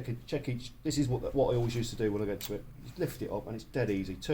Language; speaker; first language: English; native; English